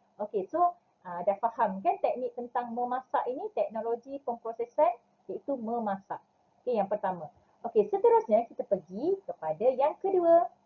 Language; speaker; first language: Malay; native; Malay